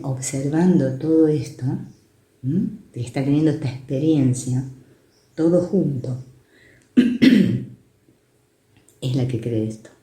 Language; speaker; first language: Spanish; native; Spanish